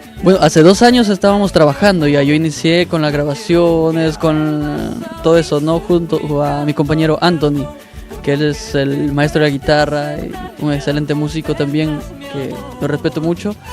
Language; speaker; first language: Spanish; native; Spanish